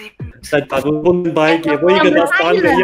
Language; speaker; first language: Chinese; non-native, learner; Russian